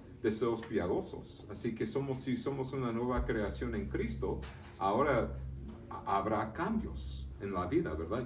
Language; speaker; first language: Spanish; early bilingual, heritage; Spanish